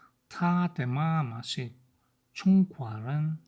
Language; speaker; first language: Chinese; non-native, learner; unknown